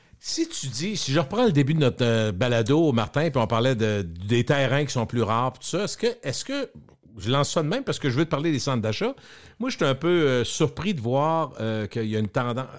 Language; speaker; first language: French; native; French